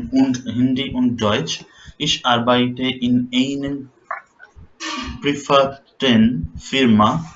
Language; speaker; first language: German; non-native, learner; Bangla